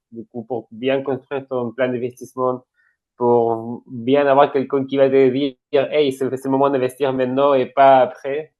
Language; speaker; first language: French; non-native, fluent; Spanish